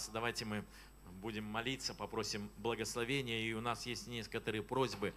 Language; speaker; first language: Russian; native; Russian